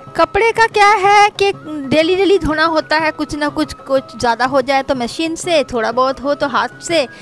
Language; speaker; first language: Hindi; non-native, local second language; Bangla